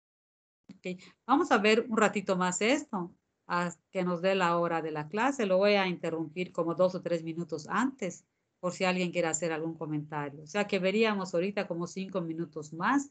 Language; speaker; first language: Spanish; native; Spanish